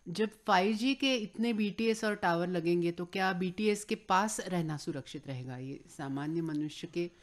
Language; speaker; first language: Hindi; non-native, local second language; Marathi